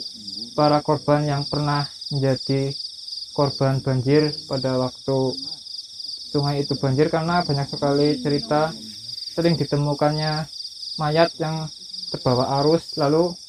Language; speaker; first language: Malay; non-native, local second language; Javanese